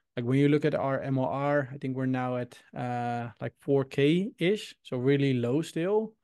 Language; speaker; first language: English; non-native, fluent; Dutch